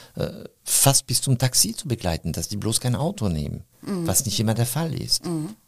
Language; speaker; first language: German; non-native, fluent; French